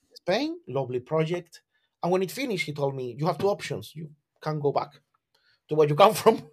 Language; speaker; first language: English; non-native, fluent; Spanish